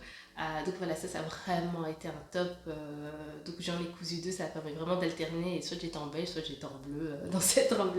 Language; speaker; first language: French; native; French